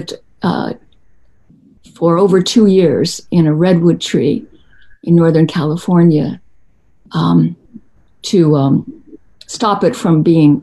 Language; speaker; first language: English; native; English